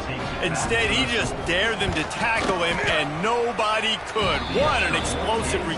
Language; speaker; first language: English; native; English